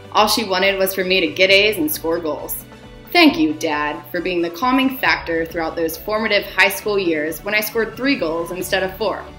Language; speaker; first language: English; native; English